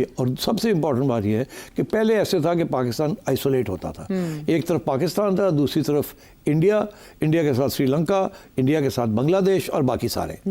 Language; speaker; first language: Urdu; non-native, local second language; Punjabi